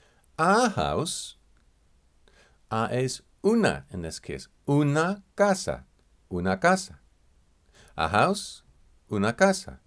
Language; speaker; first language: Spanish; non-native, fluent; English